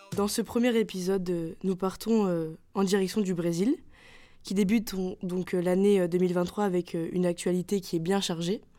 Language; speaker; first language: French; native; French